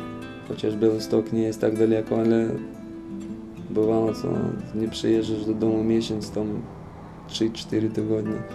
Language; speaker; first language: Polish; non-native, fluent; Lithuanian